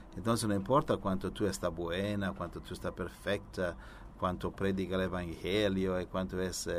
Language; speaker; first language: Spanish; non-native, learner; Italian